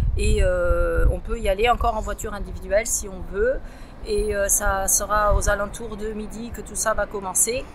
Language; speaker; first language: French; native; French